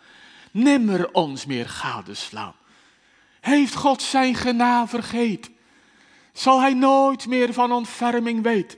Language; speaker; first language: Dutch; native; Dutch